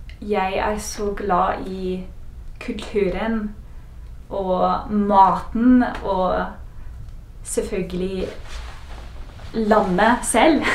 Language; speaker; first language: Norwegian; non-native, fluent; English